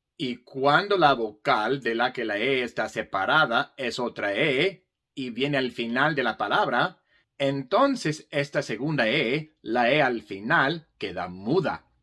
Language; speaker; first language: Spanish; non-native, fluent; English